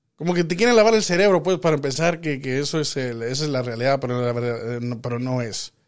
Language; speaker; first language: Spanish; early bilingual, heritage; Spanish